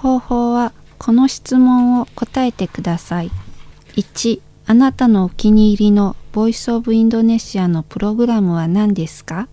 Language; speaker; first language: Japanese; non-native, fluent; Indonesian